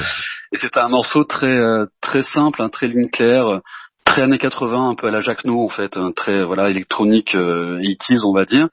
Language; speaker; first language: French; native; French